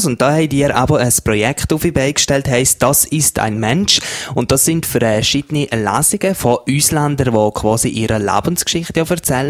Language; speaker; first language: German; native; German